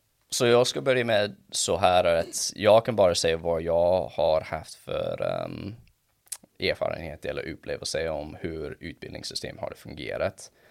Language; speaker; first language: Swedish; non-native, fluent; English